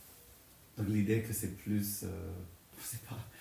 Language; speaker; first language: French; non-native, fluent; English